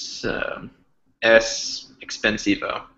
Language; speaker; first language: Spanish; non-native, learner; English